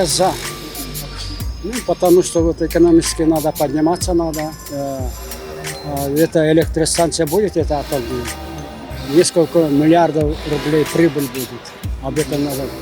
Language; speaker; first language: Russian; non-native, local second language; Kyrgyz